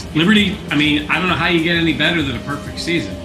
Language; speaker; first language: English; native; English